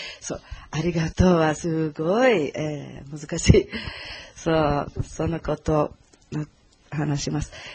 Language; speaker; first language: Japanese; non-native, learner; Portuguese